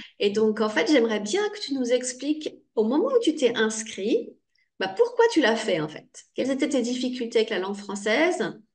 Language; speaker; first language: French; native; French